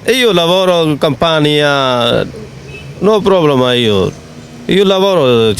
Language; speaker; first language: Italian; non-native, learner; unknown